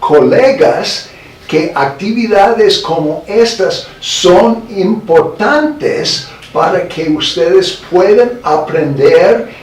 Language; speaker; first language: Spanish; non-native, fluent; English